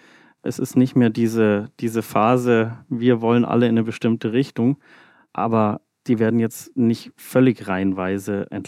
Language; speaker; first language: German; native; German